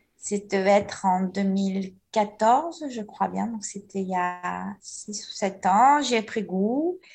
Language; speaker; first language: French; native; French